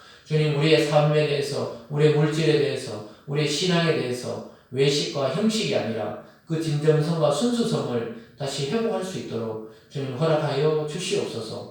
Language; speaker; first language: Korean; native; Korean